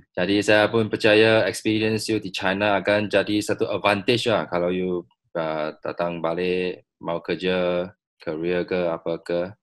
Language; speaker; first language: Malay; non-native, local second language; Chinese